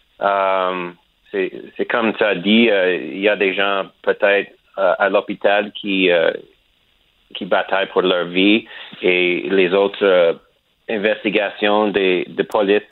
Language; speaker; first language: French; non-native, learner; English